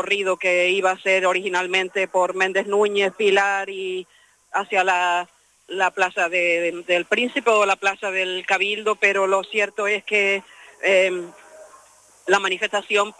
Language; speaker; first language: Spanish; native; Spanish